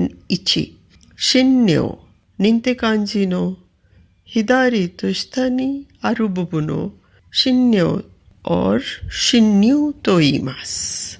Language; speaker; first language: Japanese; non-native, fluent; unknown